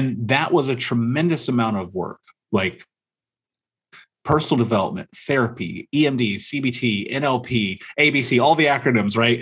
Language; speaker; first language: English; native; English